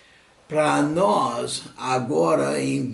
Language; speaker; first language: Portuguese; non-native, fluent; English